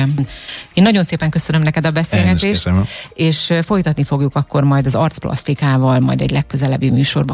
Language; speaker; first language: Hungarian; native; Hungarian